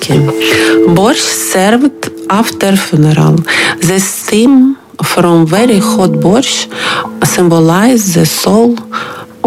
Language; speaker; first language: English; non-native, fluent; Ukrainian